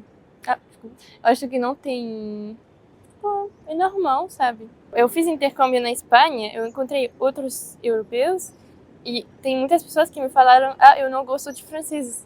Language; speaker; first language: Portuguese; non-native, fluent; French